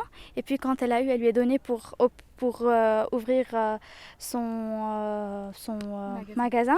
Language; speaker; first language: French; non-native, local second language; Arabic